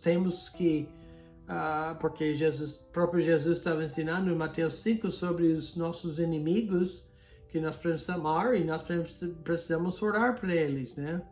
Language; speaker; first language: Portuguese; non-native, fluent; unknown